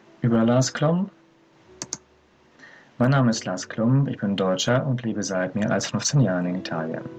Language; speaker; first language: German; native; German